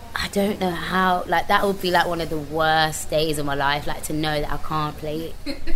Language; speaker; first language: English; native; English